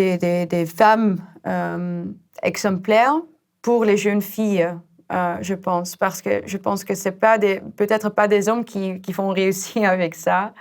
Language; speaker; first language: French; non-native, fluent; Dutch